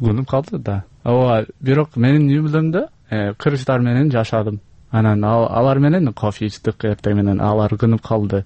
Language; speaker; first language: Kyrgyz; non-native, learner; English